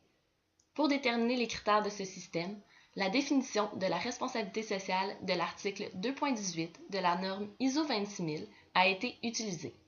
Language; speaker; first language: French; native; French